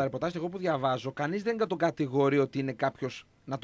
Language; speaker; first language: Greek; native; Greek